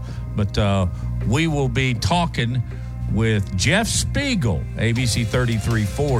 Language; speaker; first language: English; native; English